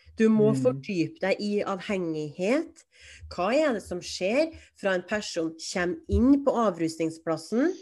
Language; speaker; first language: Norwegian; native; Norwegian